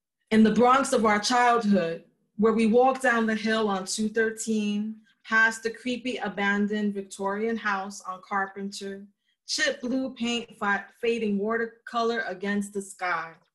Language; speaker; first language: English; early bilingual, other home language; Spanish